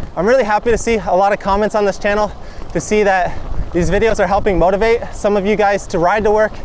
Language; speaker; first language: English; native; English